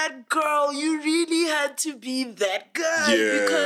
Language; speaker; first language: English; non-native, local second language; Zulu